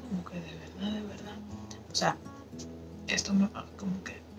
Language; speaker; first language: Spanish; native; Spanish